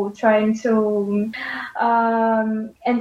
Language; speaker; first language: English; non-native, fluent; Ukrainian